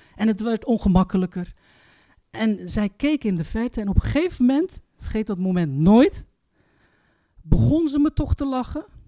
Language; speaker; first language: Dutch; early bilingual, other home language; Turkish